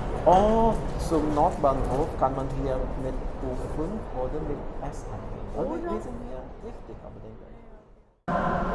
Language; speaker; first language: German; non-native, fluent; Indonesian